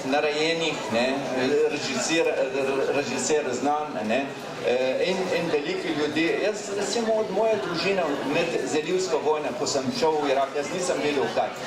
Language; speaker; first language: Slovenian; non-native, local second language; Arabic